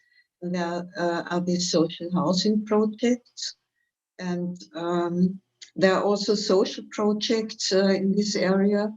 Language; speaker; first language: English; non-native, fluent; German